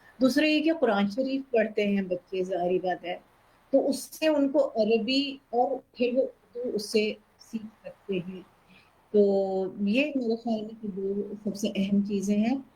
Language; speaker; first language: Urdu; native; Urdu